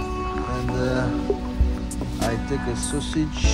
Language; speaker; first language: English; non-native, learner; Russian